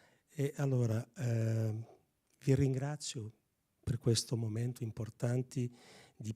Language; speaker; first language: Italian; non-native, fluent; Portuguese